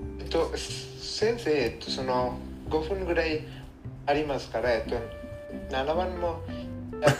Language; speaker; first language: Japanese; non-native, learner; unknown